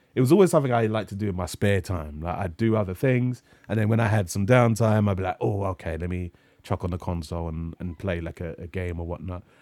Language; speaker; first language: English; native; English